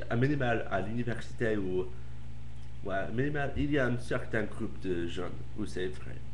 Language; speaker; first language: French; non-native, learner; English